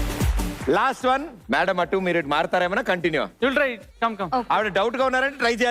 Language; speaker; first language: Telugu; native; Telugu